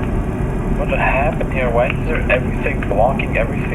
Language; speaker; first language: English; native; English